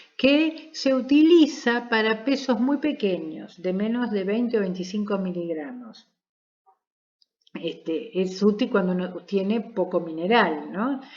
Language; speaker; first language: Spanish; native; Spanish